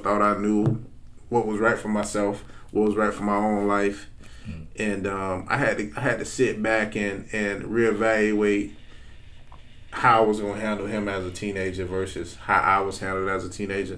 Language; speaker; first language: English; native; English